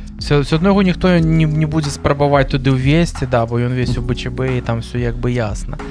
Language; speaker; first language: Belarusian; non-native, local second language; Russian